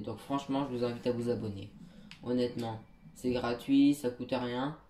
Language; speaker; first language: French; native; French